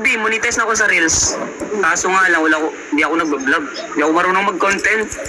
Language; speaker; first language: Filipino; non-native, local second language; Hiligaynon